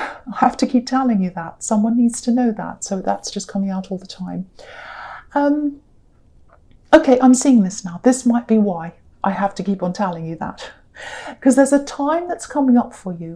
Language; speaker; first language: English; native; English